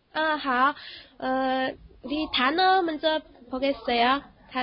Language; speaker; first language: Korean; non-native, fluent; Chinese